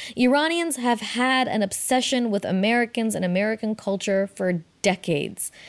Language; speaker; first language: English; native; English